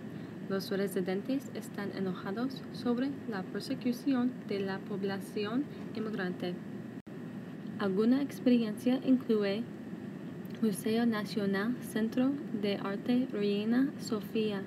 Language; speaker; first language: Spanish; non-native, learner; English